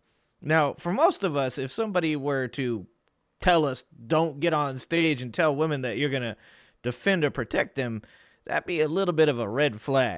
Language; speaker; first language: English; native; English